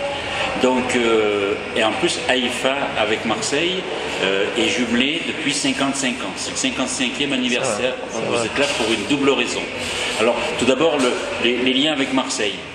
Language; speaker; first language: French; native; French